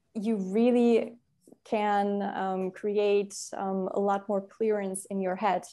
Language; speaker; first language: English; non-native, fluent; German